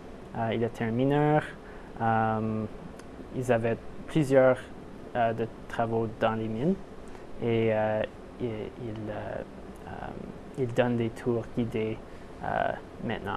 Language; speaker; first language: French; non-native, local second language; English